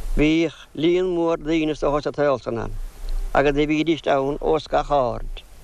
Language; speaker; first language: Irish; native; Irish